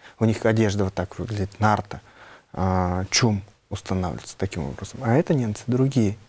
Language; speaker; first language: Russian; non-native, local second language; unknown